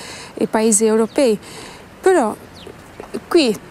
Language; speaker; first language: Italian; non-native, fluent; Albanian